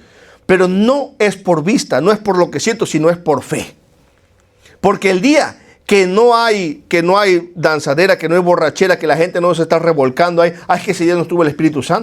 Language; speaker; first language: Spanish; native; Spanish